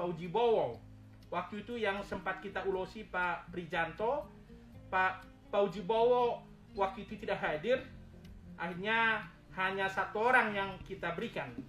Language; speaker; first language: Indonesian; native; Indonesian